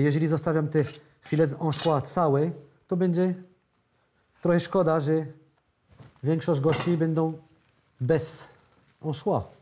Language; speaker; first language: Polish; non-native, learner; French